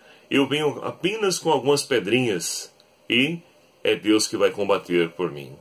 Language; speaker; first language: Portuguese; native; Portuguese